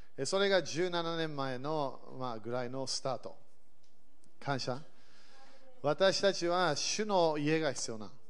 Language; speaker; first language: Japanese; early bilingual, other home language; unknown